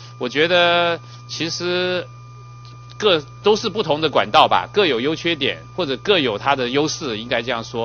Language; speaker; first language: Chinese; native; Chinese